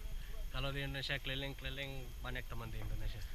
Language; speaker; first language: Indonesian; non-native, fluent; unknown